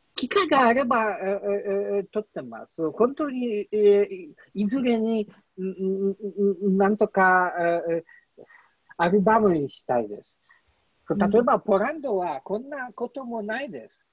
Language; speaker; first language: Japanese; non-native, learner; Polish